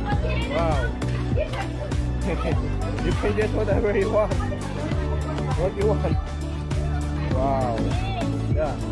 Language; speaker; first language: English; non-native, local second language; Filipino